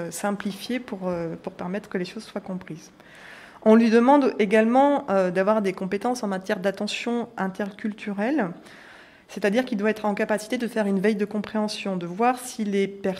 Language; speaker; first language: French; native; French